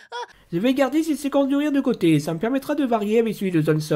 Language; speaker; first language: French; native; French